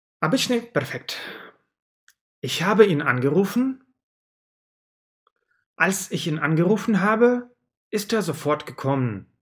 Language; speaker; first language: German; non-native, fluent; Russian